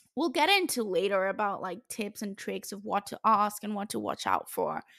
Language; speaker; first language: English; non-native, fluent; Italian